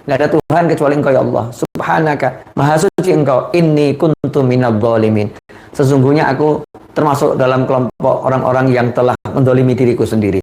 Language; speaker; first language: Indonesian; native; Indonesian